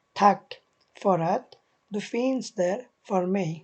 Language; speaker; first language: Swedish; non-native, fluent; Bangla